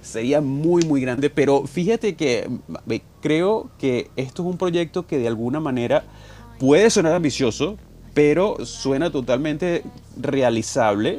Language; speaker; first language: Spanish; native; Spanish